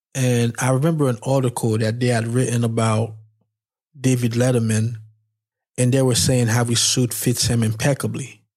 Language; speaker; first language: English; non-native, fluent; Haitian Creole